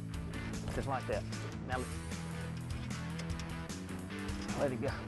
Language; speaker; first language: English; native; English